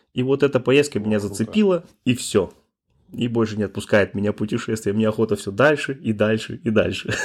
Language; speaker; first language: Russian; native; Russian